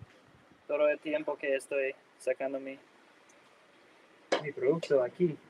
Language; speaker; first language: Spanish; non-native, learner; English